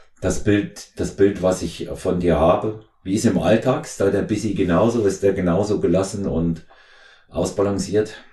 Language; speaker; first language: German; native; German